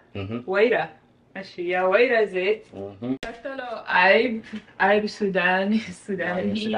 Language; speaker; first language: Amharic; non-native, learner; Arabic